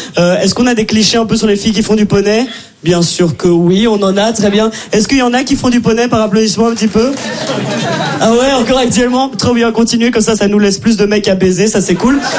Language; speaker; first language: French; native; French